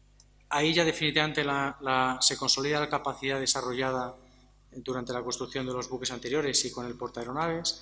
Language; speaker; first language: Spanish; native; Spanish